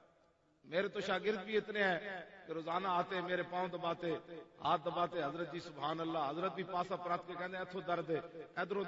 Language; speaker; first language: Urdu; non-native, local second language; Punjabi